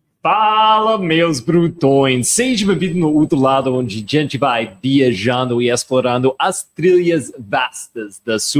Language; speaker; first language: Portuguese; non-native, fluent; English